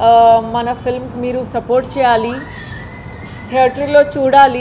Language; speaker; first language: Telugu; non-native, fluent; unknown